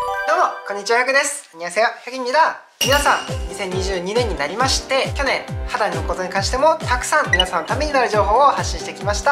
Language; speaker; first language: Japanese; non-native, fluent; Korean